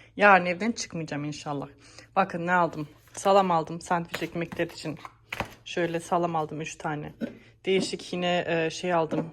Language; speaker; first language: Turkish; early bilingual, heritage; Turkish